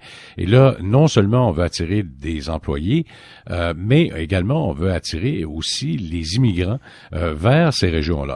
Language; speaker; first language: French; native; French